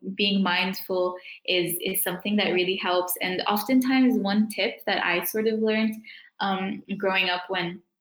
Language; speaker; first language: English; native; English